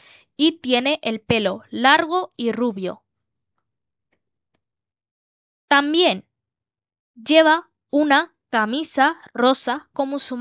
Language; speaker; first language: Spanish; non-native, fluent; Bangla